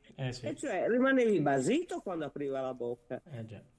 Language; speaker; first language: Italian; native; Italian